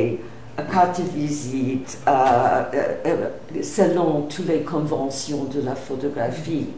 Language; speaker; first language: French; non-native, fluent; English